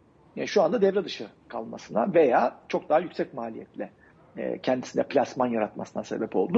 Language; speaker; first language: Turkish; native; Turkish